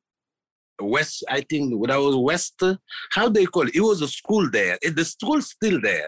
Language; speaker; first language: English; non-native, fluent; Wolof